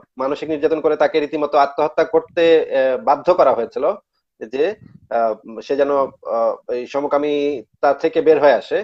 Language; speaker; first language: Bangla; native; Bangla